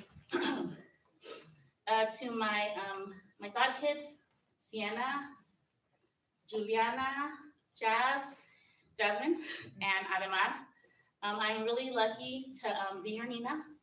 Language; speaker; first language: English; early bilingual, other home language; Spanish